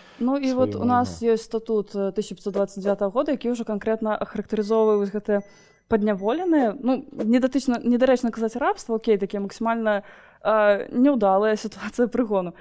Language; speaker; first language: Belarusian; non-native, local second language; Russian